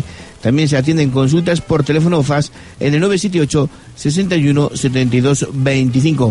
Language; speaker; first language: Spanish; native; Spanish